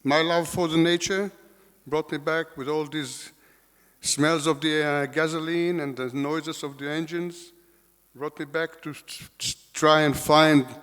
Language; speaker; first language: English; non-native, fluent; Hebrew